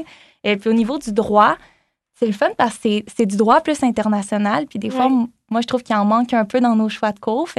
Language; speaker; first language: French; native; French